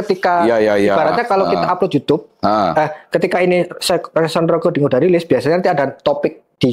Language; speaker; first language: Indonesian; native; Indonesian